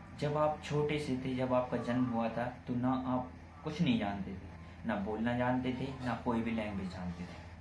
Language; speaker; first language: Hindi; native; Hindi